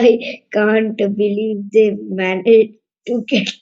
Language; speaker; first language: English; non-native, learner; Hindi